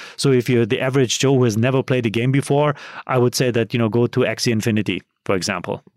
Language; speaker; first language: English; non-native, fluent; German